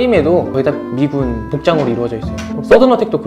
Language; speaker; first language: Korean; native; Korean